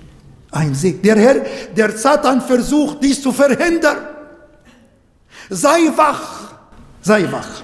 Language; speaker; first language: German; non-native, fluent; Arabic